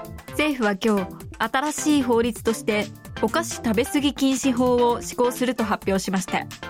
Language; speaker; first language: Japanese; native; Japanese